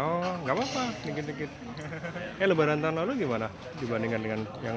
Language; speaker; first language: Indonesian; native; Indonesian